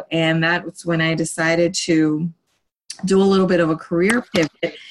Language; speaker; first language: English; early bilingual, other home language; Spanish